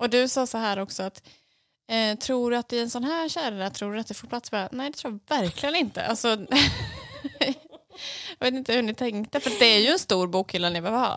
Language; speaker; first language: Swedish; native; Swedish